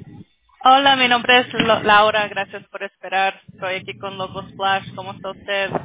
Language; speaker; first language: Spanish; early bilingual, other home language; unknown